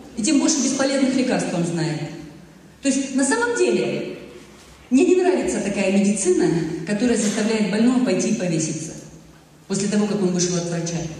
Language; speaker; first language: Russian; native; Russian